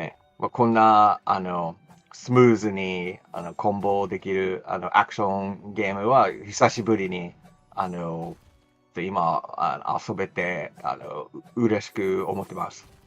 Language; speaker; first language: Japanese; non-native, fluent; English